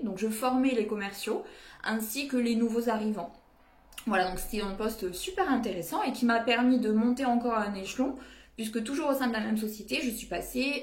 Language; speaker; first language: French; native; French